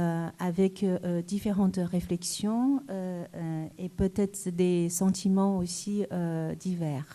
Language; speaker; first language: French; non-native, fluent; Chinese